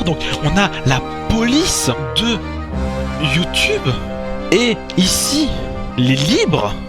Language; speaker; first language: French; native; French